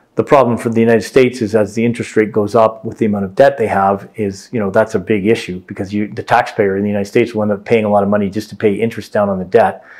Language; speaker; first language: English; native; English